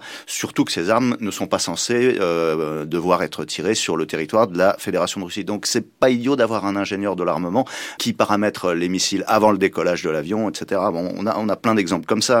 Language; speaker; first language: French; native; French